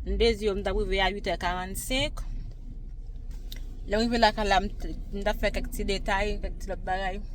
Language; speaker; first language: French; non-native, learner; Haitian Creole